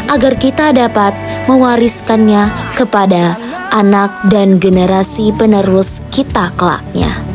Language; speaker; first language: Indonesian; native; Indonesian